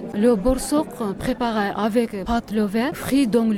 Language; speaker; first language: French; non-native, learner; Kyrgyz